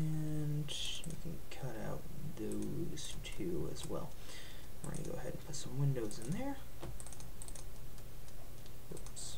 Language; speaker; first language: English; native; English